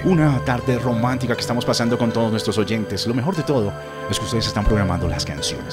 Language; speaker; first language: Spanish; native; Spanish